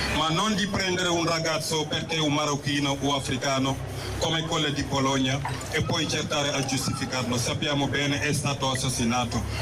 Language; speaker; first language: Italian; non-native, fluent; Wolof